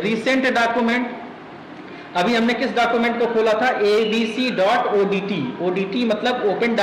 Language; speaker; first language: Hindi; native; Hindi